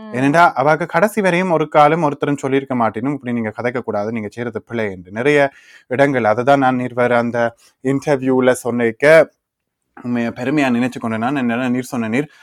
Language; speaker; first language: Tamil; early bilingual, heritage; Tamil